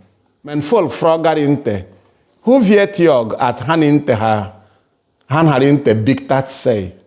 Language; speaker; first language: Swedish; non-native, fluent; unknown